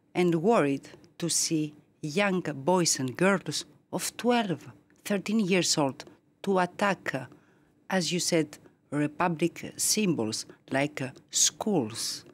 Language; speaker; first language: English; non-native, fluent; Greek